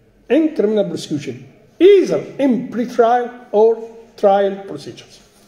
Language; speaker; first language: English; non-native, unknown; Arabic